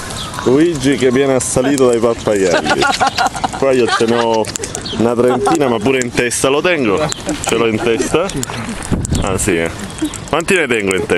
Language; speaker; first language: Italian; native; Italian